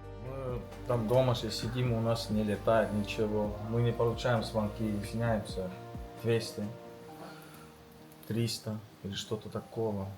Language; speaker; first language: Russian; non-native, learner; Estonian